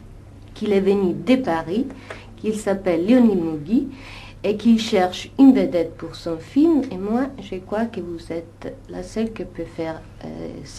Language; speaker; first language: French; non-native, fluent; Italian